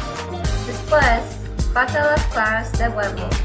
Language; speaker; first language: Spanish; non-native, learner; English